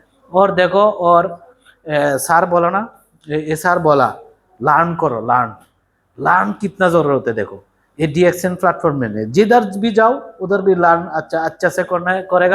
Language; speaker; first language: Hindi; non-native, learner; Bangla